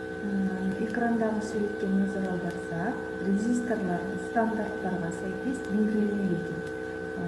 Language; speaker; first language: Kazakh; native; Kazakh